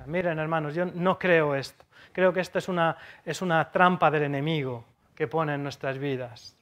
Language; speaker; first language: Spanish; native; Spanish